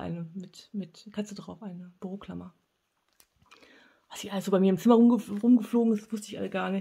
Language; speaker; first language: German; native; German